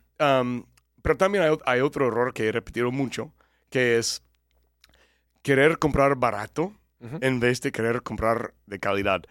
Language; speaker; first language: Spanish; non-native, fluent; English